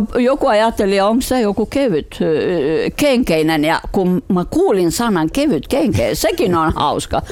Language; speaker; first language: Finnish; non-native, fluent; Albanian